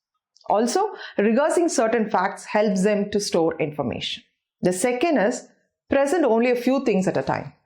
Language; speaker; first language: English; non-native, local second language; Tamil